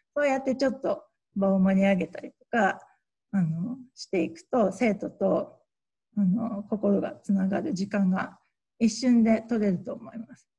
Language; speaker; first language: Japanese; native; Japanese